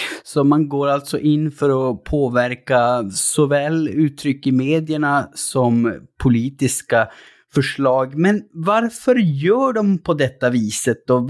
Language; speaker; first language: Swedish; native; Swedish